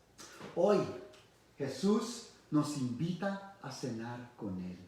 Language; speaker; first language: Spanish; early bilingual, heritage; Spanish